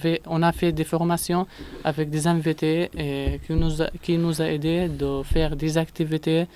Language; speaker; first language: French; non-native, learner; Arabic